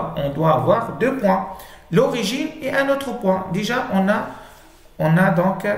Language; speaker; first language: French; non-native, local second language; Arabic